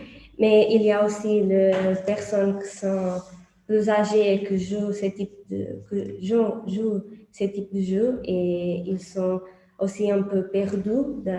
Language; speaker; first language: French; non-native, learner; Portuguese